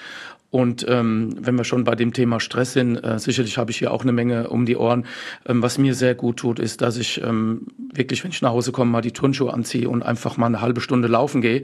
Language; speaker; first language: German; native; German